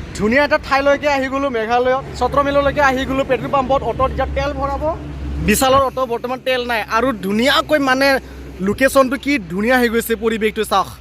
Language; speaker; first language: Assamese; non-native, local second language; Karbi